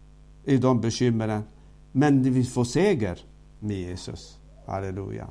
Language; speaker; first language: Swedish; non-native, fluent; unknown